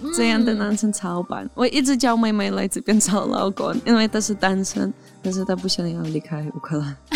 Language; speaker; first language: Chinese; non-native, fluent; Ukrainian